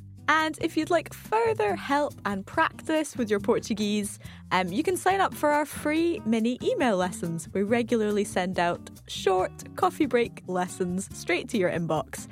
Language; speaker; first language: English; native; English